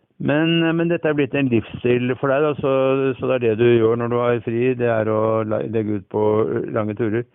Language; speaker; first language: Norwegian; native; Norwegian